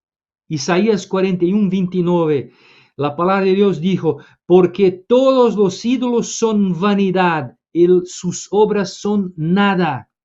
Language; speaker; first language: Spanish; non-native, fluent; Portuguese